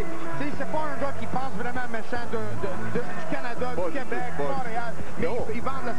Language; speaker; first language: French; native; French